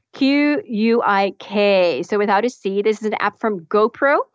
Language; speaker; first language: English; non-native, fluent; Dutch